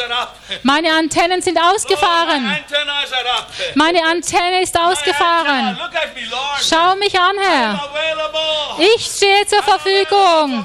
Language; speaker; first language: German; native; German